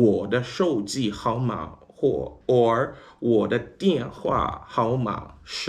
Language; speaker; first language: Chinese; non-native, learner; English